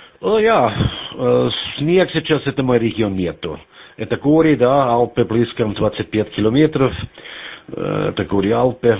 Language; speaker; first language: Russian; non-native, learner; German